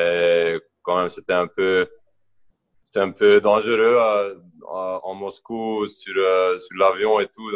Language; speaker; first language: French; non-native, local second language; Dutch